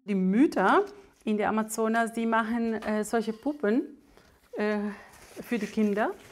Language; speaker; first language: German; non-native, fluent; Spanish